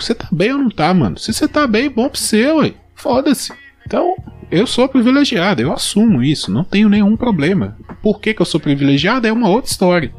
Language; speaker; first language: Portuguese; native; Portuguese